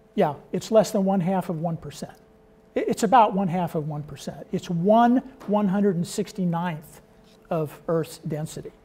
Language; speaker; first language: English; native; English